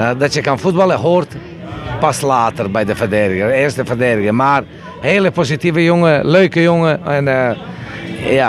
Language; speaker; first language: Dutch; non-native, fluent; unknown